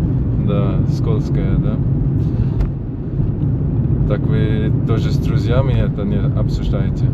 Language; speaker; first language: Russian; non-native, fluent; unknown